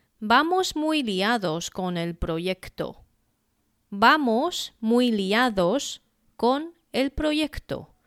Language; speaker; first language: Spanish; non-native, fluent; Chinese